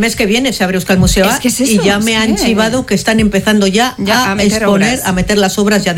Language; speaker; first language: Spanish; native; Spanish